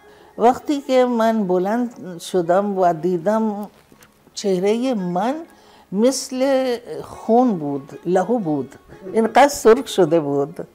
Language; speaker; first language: Persian; non-native, fluent; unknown